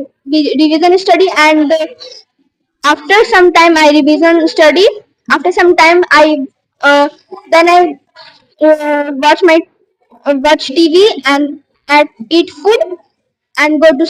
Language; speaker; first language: English; non-native, learner; Hindi